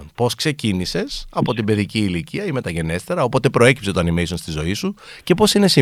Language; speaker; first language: Greek; native; Greek